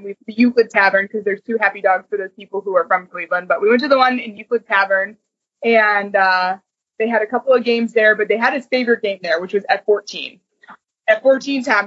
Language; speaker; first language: English; native; English